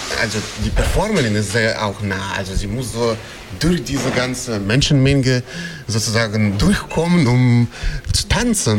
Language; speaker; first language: German; non-native, fluent; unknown